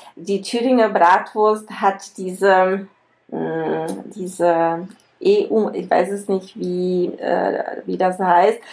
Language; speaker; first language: German; non-native, fluent; Czech